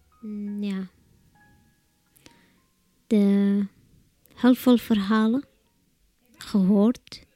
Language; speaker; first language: Dutch; non-native, learner; Arabic